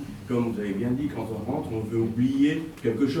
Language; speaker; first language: French; native; French